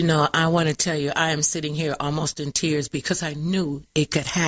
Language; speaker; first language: English; native; English